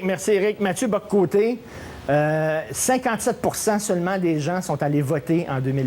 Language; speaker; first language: French; native; French